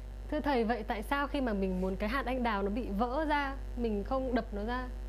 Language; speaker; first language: Vietnamese; native; Vietnamese